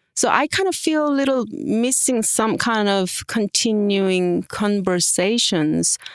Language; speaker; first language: English; non-native, fluent; Korean